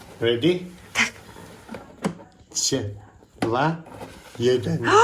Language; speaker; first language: Polish; non-native, learner; Turkish